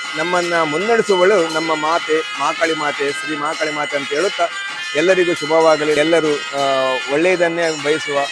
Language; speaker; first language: Kannada; non-native, local second language; Konkani